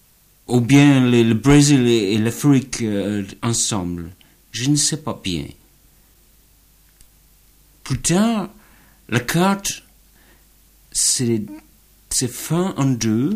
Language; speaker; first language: French; non-native, learner; English